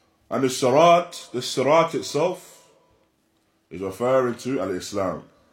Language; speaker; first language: English; native; English